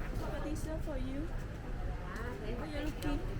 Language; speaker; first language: English; non-native, learner; Vietnamese